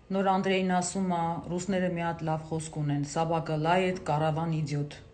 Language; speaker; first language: Armenian; native; Armenian